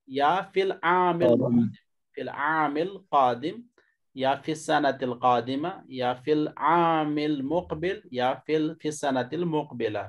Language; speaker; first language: Arabic; non-native, fluent; Urdu